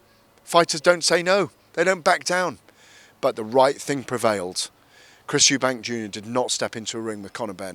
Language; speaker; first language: English; native; English